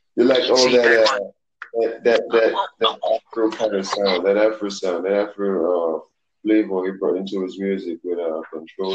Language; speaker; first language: English; non-native, local second language; Yoruba